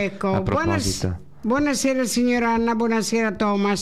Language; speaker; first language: Italian; native; Italian